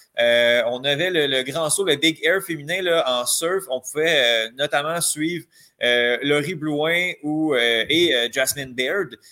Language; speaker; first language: French; native; French